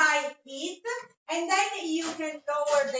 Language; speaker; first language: English; non-native, fluent; Italian